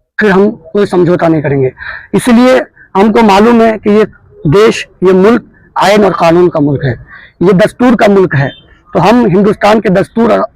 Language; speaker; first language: Urdu; native; Urdu